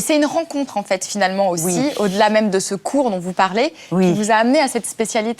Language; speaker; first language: French; native; French